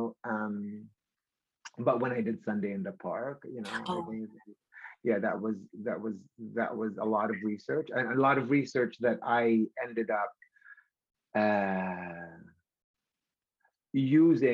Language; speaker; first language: English; non-native, local second language; Filipino